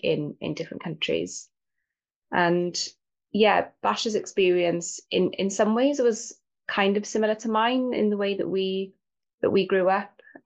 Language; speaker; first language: English; native; English